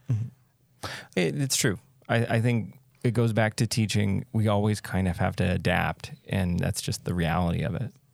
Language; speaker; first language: English; native; English